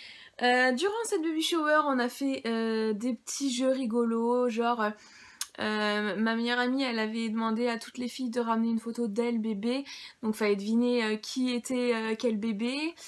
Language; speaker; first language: French; native; French